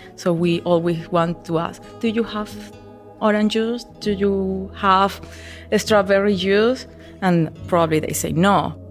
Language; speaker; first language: English; non-native, learner; Spanish